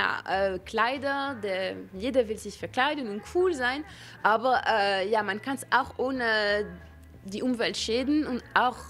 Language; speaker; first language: German; non-native, local second language; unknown